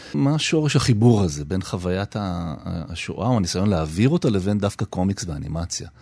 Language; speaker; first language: Hebrew; native; Hebrew